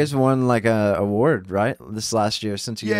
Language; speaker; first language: English; native; English